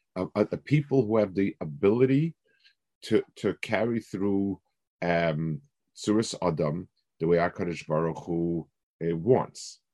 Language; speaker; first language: English; native; English